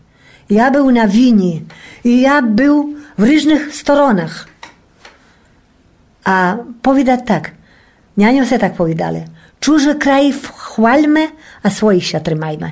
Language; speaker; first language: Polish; non-native, local second language; Rusyn